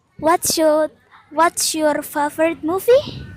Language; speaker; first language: English; non-native, learner; Indonesian